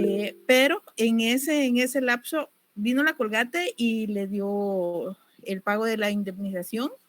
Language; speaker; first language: Spanish; native; Spanish